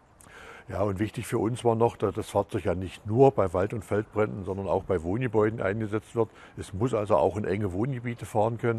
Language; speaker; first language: German; native; German